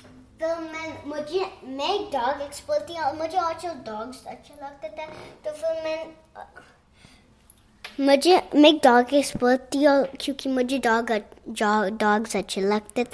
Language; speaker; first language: Hindi; early bilingual, heritage; Hindi